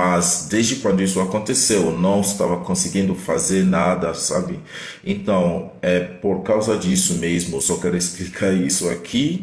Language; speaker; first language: Portuguese; non-native, fluent; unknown